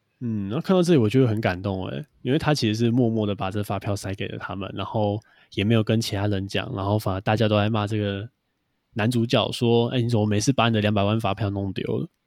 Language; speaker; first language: Chinese; native; Chinese